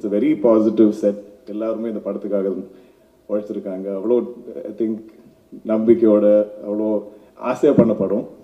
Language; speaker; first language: Tamil; non-native, local second language; Malayalam